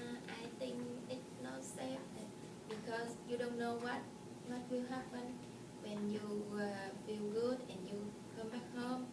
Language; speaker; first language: English; non-native, learner; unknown